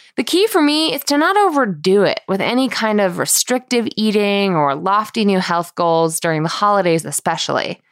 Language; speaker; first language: English; native; English